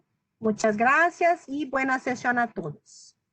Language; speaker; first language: Spanish; non-native, fluent; Portuguese